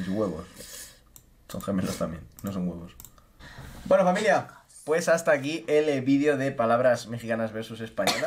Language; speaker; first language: Spanish; native; Spanish